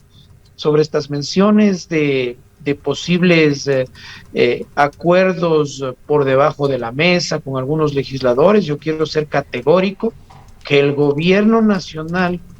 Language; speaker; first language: Spanish; native; Spanish